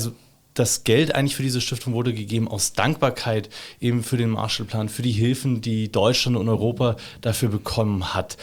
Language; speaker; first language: German; native; German